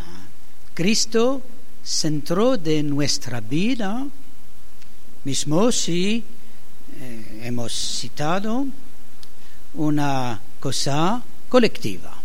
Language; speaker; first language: Spanish; non-native, fluent; French